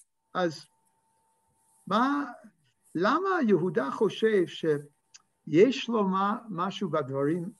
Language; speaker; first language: Hebrew; non-native, fluent; English